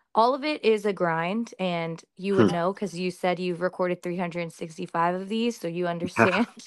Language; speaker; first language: English; early bilingual, other home language; Hindi